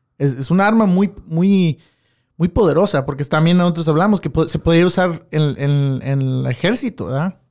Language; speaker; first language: Spanish; early bilingual, heritage; Spanish